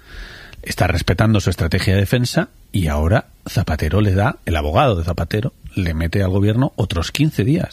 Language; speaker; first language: Spanish; native; Spanish